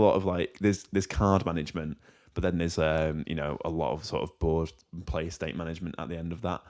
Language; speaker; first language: English; native; English